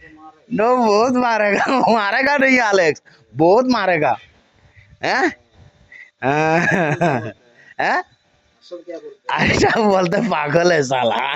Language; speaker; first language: Hindi; non-native, fluent; Bangla